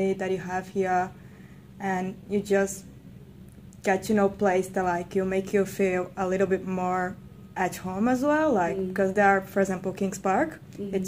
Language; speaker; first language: English; non-native, fluent; Portuguese